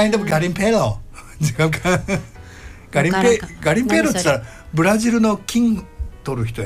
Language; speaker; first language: Japanese; native; Japanese